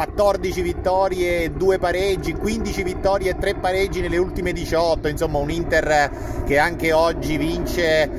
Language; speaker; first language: Italian; native; Italian